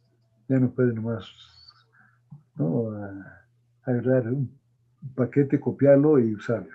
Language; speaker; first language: Spanish; native; Spanish